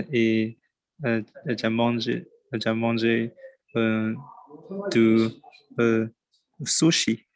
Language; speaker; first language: French; non-native, learner; Chinese